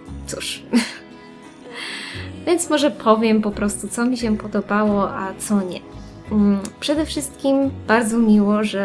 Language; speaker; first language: Polish; native; Polish